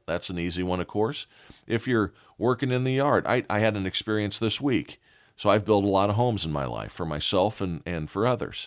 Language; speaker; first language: English; native; English